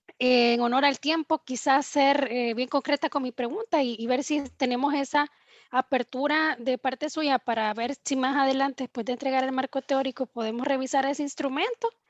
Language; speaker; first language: Spanish; native; Spanish